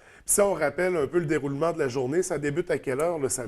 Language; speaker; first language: French; native; French